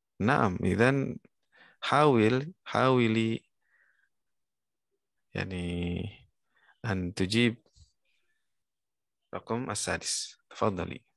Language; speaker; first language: Arabic; non-native, fluent; Indonesian